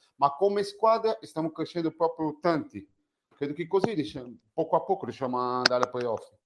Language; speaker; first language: Italian; non-native, fluent; Portuguese